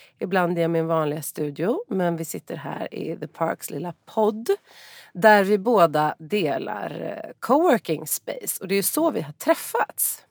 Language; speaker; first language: Swedish; native; Swedish